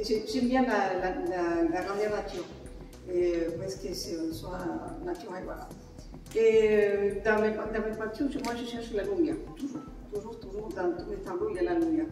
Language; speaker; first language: French; non-native, fluent; Spanish